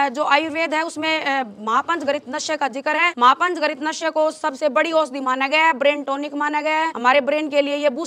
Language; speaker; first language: Hindi; native; Hindi